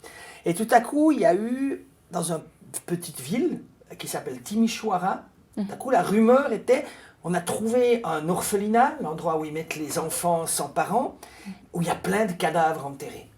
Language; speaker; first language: French; native; French